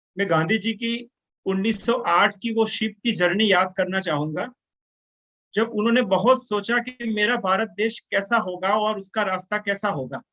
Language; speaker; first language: Hindi; non-native, local second language; Gujarati